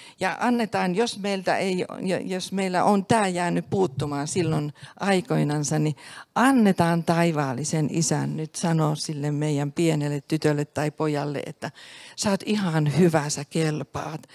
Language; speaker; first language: Finnish; native; Finnish